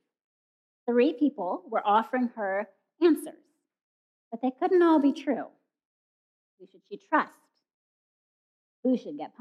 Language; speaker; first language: English; native; English